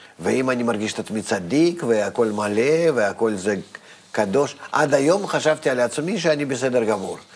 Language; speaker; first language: Hebrew; non-native, fluent; Russian